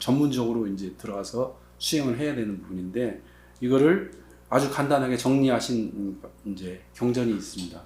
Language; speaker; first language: Korean; native; Korean